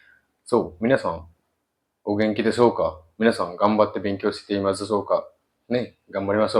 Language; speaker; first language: Japanese; non-native, fluent; Bangla